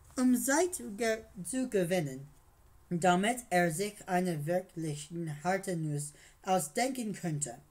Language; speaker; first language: German; non-native, learner; English